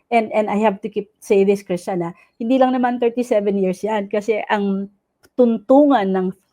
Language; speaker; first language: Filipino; non-native, local second language; Cebuano